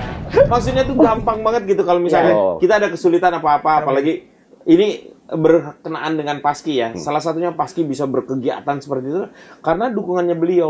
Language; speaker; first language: Indonesian; native; Indonesian